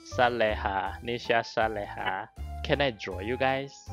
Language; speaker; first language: English; non-native, local second language; Chinese